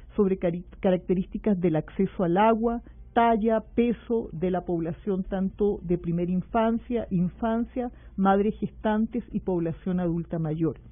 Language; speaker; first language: Spanish; native; Spanish